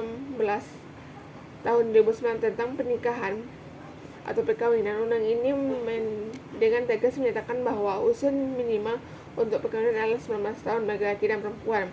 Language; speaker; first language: Indonesian; native; Indonesian